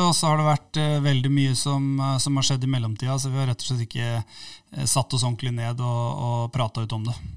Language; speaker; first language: Norwegian; native; Norwegian